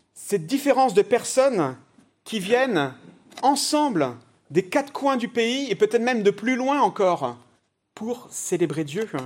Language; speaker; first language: French; native; French